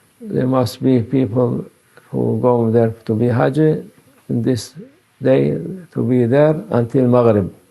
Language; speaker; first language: English; non-native, learner; Turkish